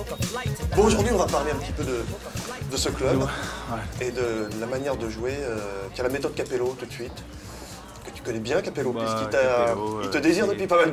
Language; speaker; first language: French; native; French